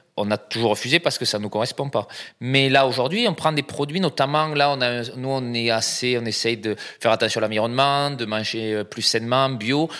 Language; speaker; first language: French; native; French